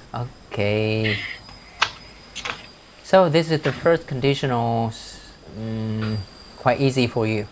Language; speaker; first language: English; non-native, fluent; Vietnamese